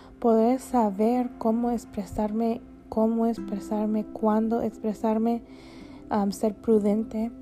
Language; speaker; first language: Spanish; early bilingual, heritage; Spanish